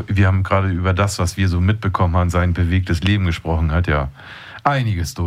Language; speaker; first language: German; native; German